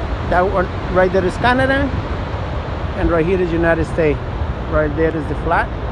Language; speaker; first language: English; non-native, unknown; Spanish